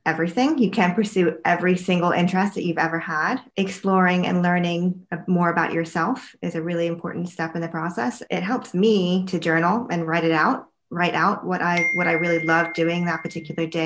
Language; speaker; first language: English; native; English